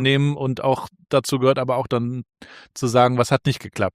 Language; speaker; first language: German; native; German